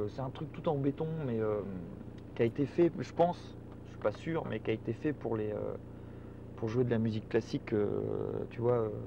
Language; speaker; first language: French; native; French